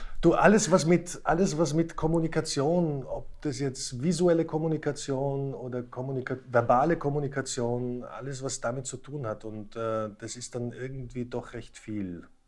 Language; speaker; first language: German; early bilingual, other home language; Slovak